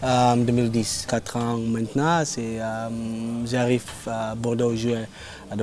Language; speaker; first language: French; non-native, learner; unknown